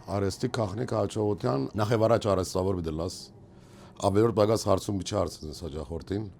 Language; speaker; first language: Armenian; early bilingual, heritage; Armenian